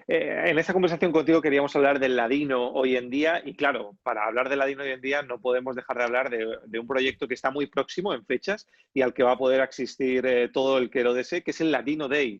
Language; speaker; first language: Spanish; native; Spanish